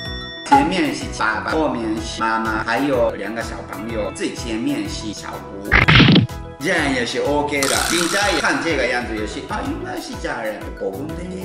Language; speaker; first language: Chinese; non-native, fluent; Japanese